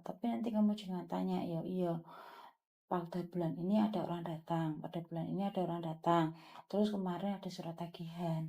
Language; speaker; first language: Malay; non-native, local second language; Javanese